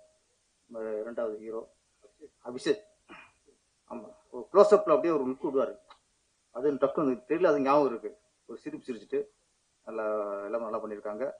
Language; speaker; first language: Tamil; native; Tamil